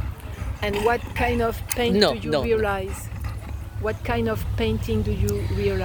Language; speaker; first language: English; non-native, fluent; French